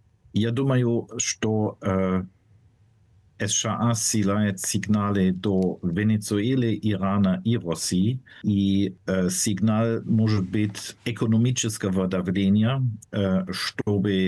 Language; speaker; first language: Russian; non-native, fluent; German